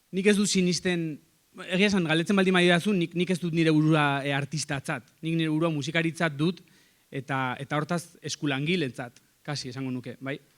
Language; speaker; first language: Basque; native; Basque